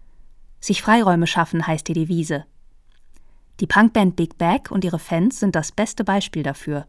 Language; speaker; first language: German; native; German